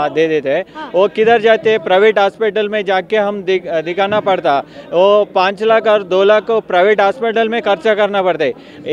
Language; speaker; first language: Hindi; non-native, local second language; Telugu